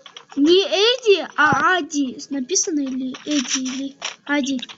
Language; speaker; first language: Russian; non-native, local second language; Kyrgyz